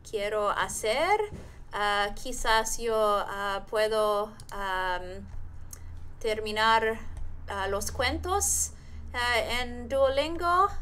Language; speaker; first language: Spanish; non-native, learner; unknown